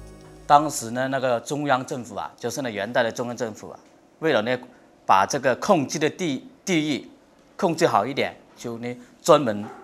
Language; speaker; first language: Chinese; native; Chinese